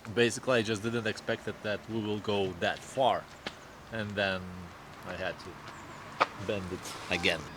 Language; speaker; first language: English; non-native, fluent; Lithuanian